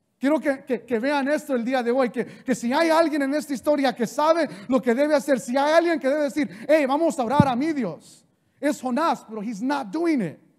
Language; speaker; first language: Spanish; early bilingual, heritage; Spanish